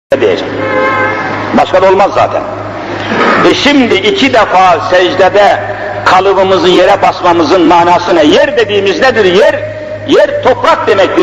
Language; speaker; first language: Turkish; native; Turkish